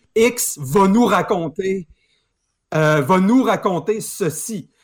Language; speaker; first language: French; native; French